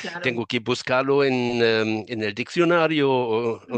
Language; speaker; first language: Spanish; non-native, fluent; German